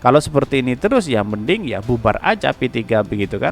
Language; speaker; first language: Indonesian; native; Indonesian